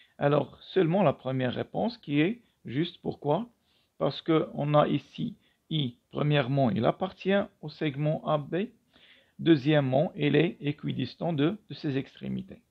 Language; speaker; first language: French; non-native, local second language; Arabic